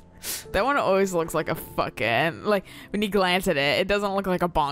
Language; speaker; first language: English; native; English